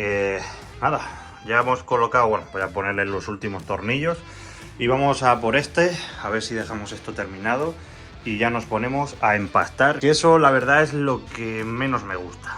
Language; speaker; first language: Spanish; native; Spanish